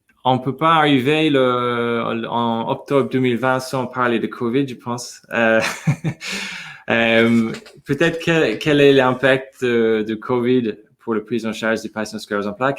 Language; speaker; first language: French; non-native, fluent; English